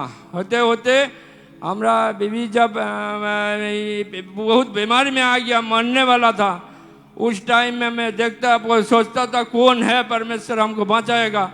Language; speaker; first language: Hindi; non-native, local second language; Odia